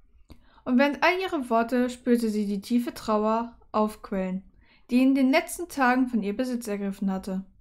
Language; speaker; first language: German; native; German